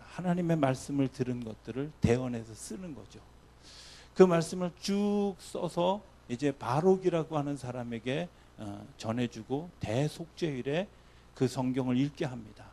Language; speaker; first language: Korean; native; Korean